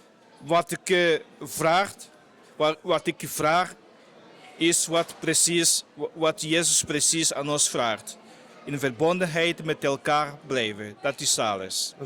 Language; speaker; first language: Dutch; non-native, fluent; Portuguese